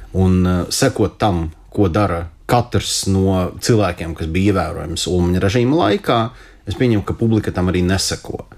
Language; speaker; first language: Latvian; non-native, local second language; Russian